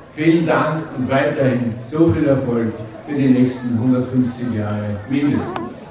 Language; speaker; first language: German; native; German